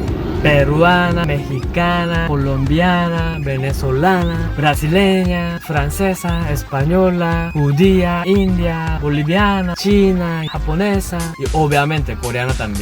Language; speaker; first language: Spanish; non-native, learner; Korean